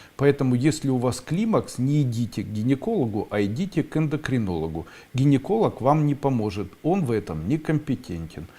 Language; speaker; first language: Russian; native; Russian